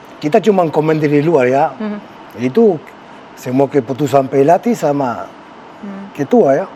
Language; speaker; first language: Indonesian; non-native, fluent; Spanish